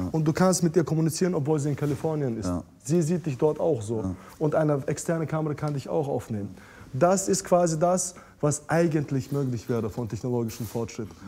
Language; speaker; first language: German; non-native, fluent; Russian